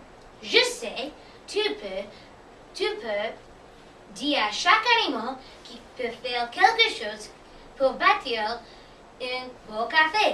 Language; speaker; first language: French; non-native, learner; English